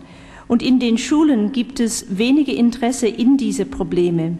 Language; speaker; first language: German; non-native, fluent; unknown